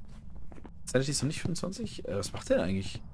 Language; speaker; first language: German; native; German